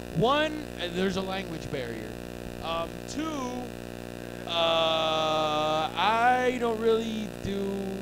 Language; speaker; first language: English; early bilingual, other home language; Spanish